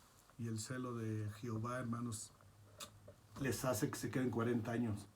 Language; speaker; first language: Spanish; native; Spanish